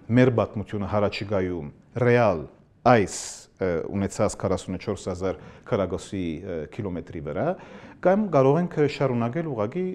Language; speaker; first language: Armenian; early bilingual, heritage; Armenian